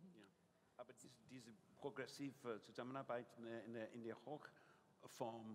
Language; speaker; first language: German; non-native, learner; English